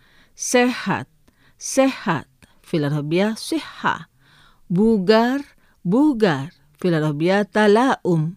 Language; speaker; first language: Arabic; non-native, fluent; Indonesian